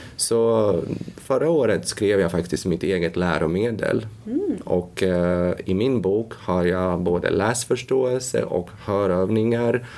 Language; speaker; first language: Swedish; non-native, fluent; Latvian